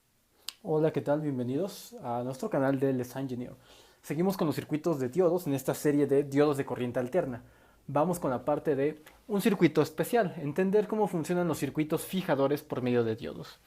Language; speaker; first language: Spanish; native; Spanish